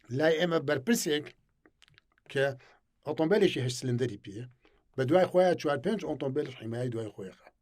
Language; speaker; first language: Central Kurdish; native; Central Kurdish